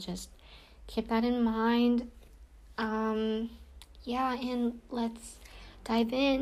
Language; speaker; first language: English; non-native, fluent; Korean